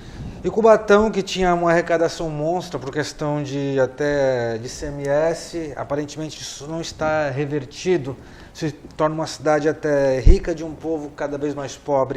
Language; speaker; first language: Portuguese; native; Portuguese